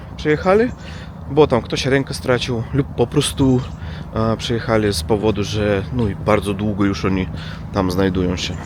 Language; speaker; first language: Polish; non-native, learner; Russian